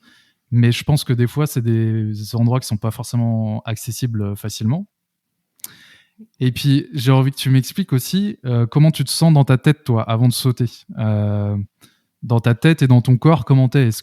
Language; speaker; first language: French; native; French